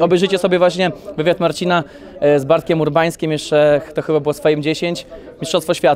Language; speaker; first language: Polish; native; Polish